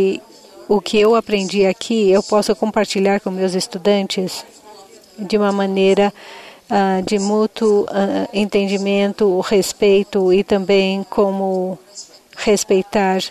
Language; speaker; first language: Portuguese; non-native, fluent; Indonesian